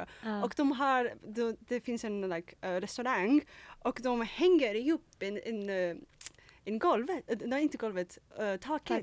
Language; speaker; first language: Swedish; non-native, fluent; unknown